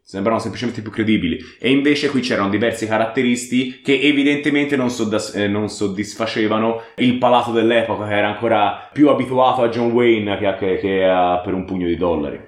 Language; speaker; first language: Italian; native; Italian